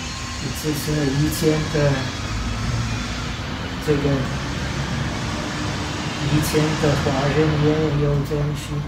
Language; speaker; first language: Chinese; non-native, fluent; Czech